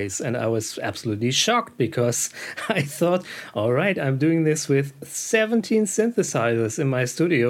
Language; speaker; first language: English; non-native, fluent; German